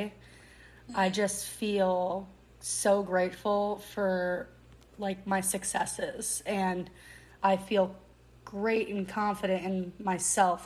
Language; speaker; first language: English; native; English